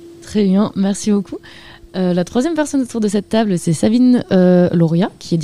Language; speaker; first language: French; native; French